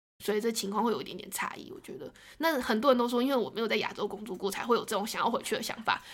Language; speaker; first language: Chinese; native; Chinese